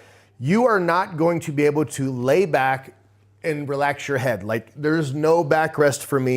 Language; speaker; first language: English; native; English